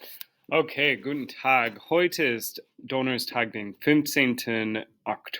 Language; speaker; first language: German; non-native, fluent; English